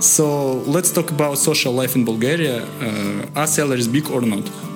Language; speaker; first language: English; non-native, learner; Russian